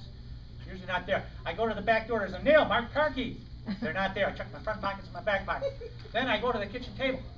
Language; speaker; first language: English; native; English